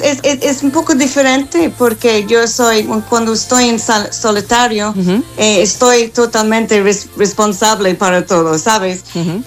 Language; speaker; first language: Spanish; non-native, fluent; English